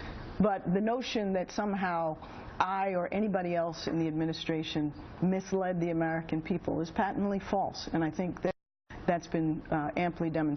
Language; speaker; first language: English; native; English